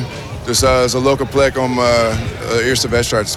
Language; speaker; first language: Dutch; non-native, learner; English